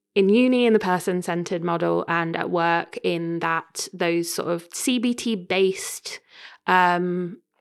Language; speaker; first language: English; native; English